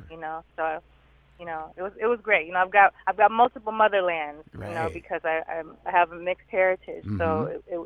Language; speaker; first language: English; native; English